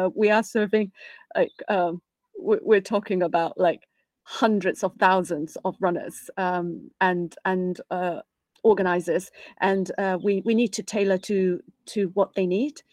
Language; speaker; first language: English; non-native, local second language; Cantonese